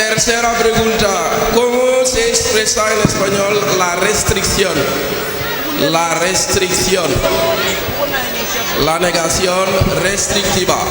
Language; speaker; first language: Spanish; non-native, fluent; French